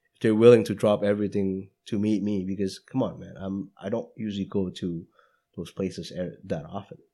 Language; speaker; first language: English; non-native, fluent; Indonesian